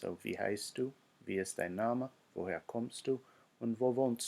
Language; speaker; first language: German; non-native, fluent; English